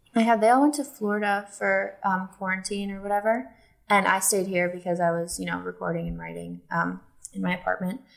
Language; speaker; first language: English; native; English